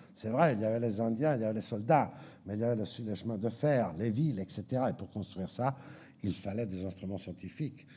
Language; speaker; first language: French; native; French